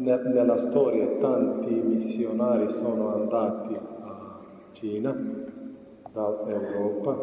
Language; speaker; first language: Italian; non-native, fluent; Croatian